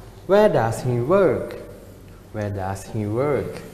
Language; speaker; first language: English; non-native, fluent; Thai